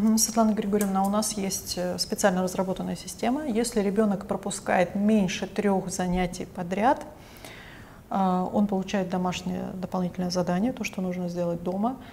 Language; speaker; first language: Russian; native; Russian